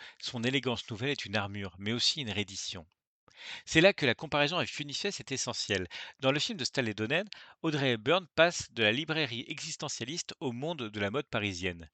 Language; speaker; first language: French; native; French